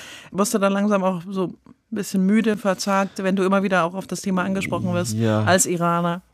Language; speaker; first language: German; native; German